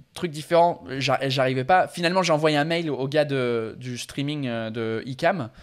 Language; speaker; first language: French; non-native, fluent; English